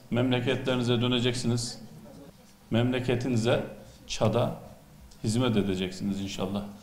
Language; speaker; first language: Turkish; native; Turkish